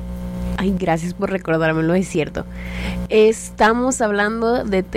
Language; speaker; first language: Spanish; native; Spanish